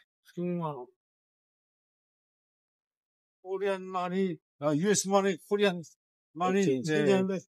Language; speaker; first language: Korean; non-native, learner; Filipino